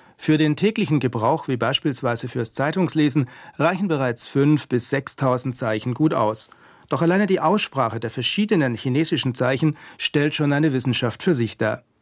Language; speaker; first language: German; native; German